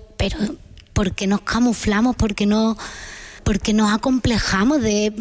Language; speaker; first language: Spanish; native; Spanish